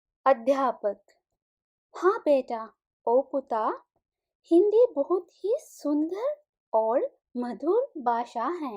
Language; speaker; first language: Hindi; non-native, fluent; Sinhala